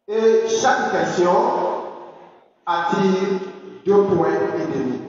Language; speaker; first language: French; non-native, fluent; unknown